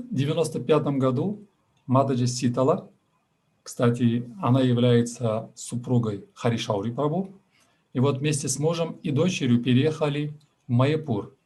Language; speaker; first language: Russian; native; Russian